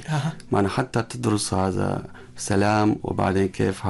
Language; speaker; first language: Arabic; non-native, learner; Chinese